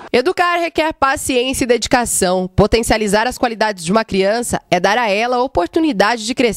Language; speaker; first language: Portuguese; native; Portuguese